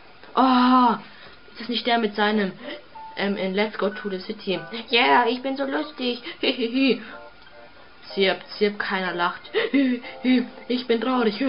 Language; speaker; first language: German; native; German